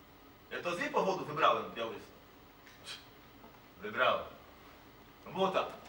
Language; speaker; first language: Polish; non-native, fluent; Kurdish